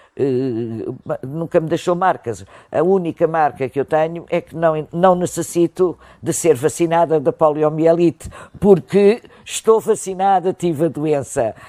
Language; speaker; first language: Portuguese; native; Portuguese